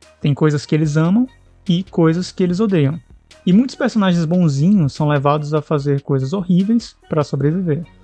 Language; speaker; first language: Portuguese; native; Portuguese